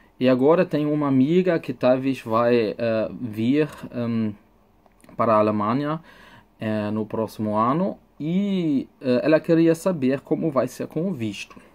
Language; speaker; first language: Portuguese; non-native, fluent; German